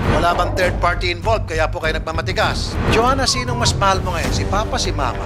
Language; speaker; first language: Filipino; native; Filipino